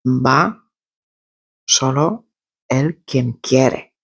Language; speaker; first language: Spanish; non-native, fluent; Polish